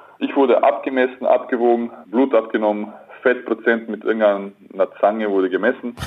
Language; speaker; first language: German; early bilingual, other home language; Bosnian